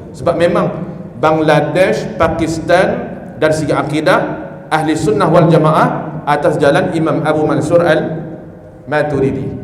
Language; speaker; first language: Malay; native; Malay